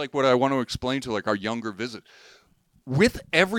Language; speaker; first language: English; native; English